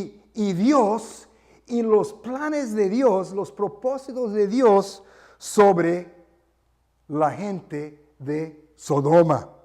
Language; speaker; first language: Spanish; non-native, fluent; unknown